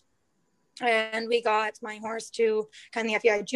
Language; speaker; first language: English; native; English